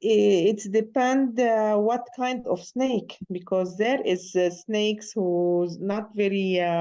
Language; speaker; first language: English; non-native, learner; Arabic